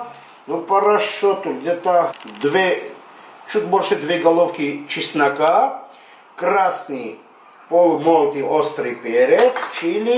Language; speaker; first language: Russian; non-native, fluent; Armenian